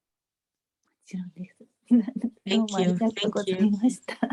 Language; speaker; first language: Japanese; native; Japanese